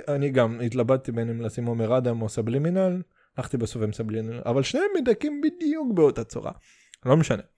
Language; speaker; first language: Hebrew; early bilingual, other home language; Russian